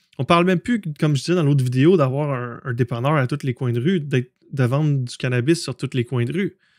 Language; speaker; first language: French; native; French